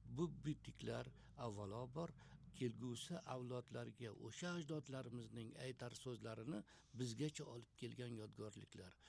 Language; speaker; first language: Uzbek; native; Uzbek